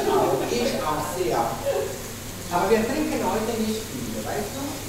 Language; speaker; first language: German; non-native, fluent; Italian